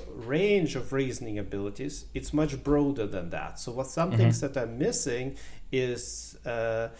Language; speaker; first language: English; non-native, fluent; Ukrainian